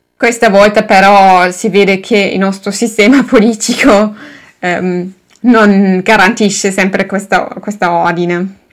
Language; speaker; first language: Italian; non-native, fluent; German